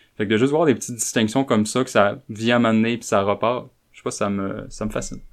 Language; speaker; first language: French; native; French